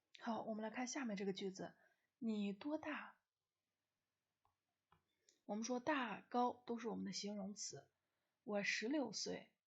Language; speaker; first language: Chinese; non-native, fluent; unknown